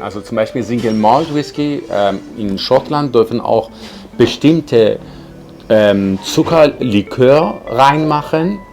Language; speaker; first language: German; non-native, fluent; Persian